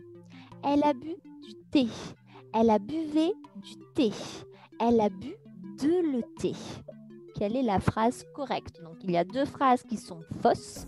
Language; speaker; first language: French; native; French